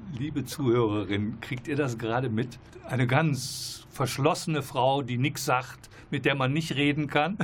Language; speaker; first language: German; native; German